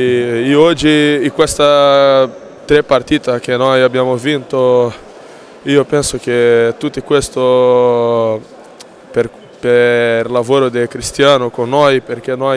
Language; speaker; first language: Italian; non-native, learner; Portuguese